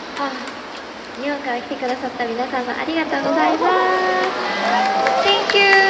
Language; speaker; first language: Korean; non-native, fluent; Japanese